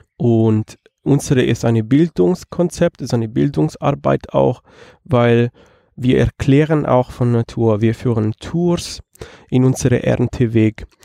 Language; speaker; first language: German; non-native, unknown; Italian